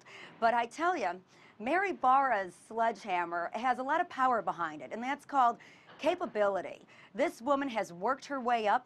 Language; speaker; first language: English; native; English